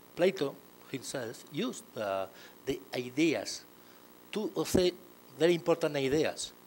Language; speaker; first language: English; non-native, learner; Catalan